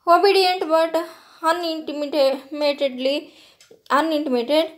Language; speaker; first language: English; non-native, local second language; Telugu